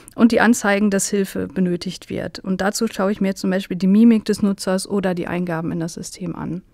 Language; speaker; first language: German; native; German